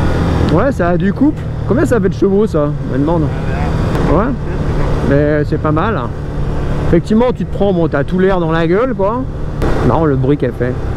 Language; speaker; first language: French; native; French